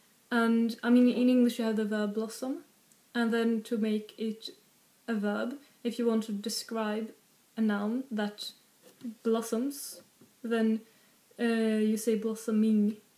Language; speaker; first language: English; non-native, fluent; Swedish